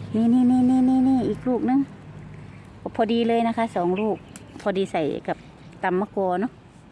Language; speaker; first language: Thai; native; Thai